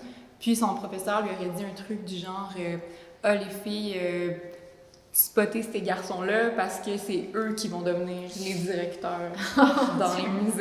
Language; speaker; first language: French; native; French